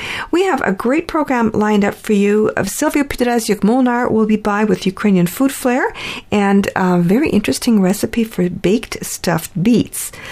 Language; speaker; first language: English; early bilingual, other home language; Ukrainian